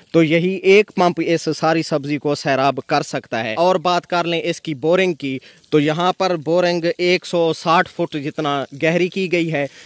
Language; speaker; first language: Urdu; non-native, local second language; Sindhi